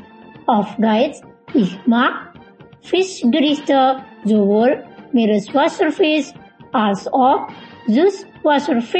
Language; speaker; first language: German; non-native, fluent; Indonesian